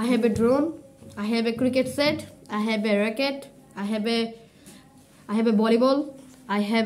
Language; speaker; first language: English; non-native, learner; Bangla